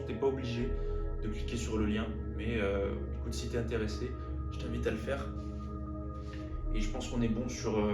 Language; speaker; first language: French; native; French